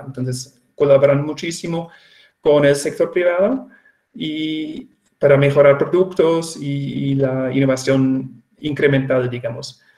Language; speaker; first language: Spanish; non-native, fluent; Swiss German